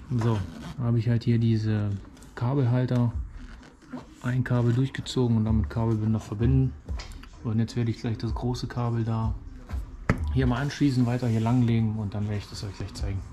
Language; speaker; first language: German; native; German